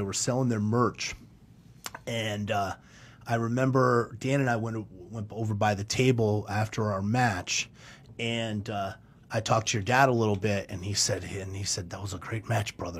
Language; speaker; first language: English; native; English